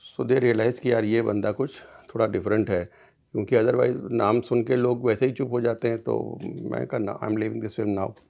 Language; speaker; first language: Hindi; native; Hindi